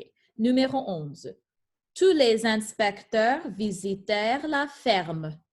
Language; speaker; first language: French; non-native, fluent; English